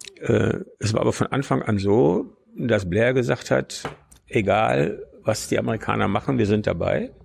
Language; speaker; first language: German; native; German